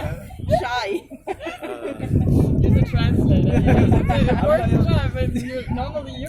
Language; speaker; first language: English; non-native, fluent; Italian